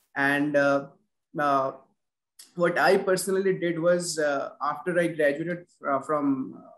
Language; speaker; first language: English; non-native, local second language; Bangla